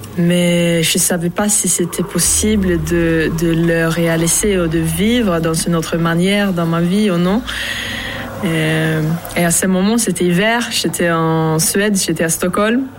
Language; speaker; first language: French; non-native, learner; Swedish